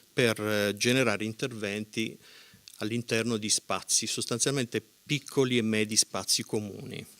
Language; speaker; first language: Italian; native; Italian